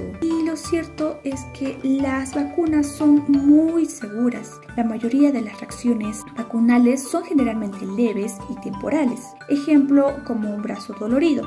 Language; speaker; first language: Spanish; native; Spanish